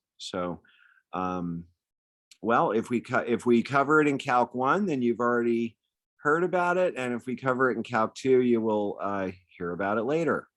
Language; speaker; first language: English; native; English